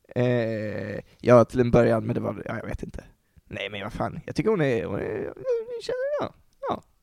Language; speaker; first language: Swedish; native; Swedish